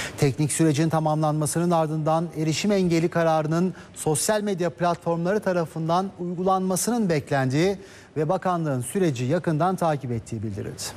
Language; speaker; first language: Turkish; native; Turkish